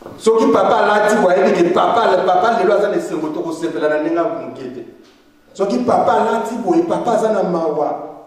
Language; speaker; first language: Lingala; non-native, local second language; Kongo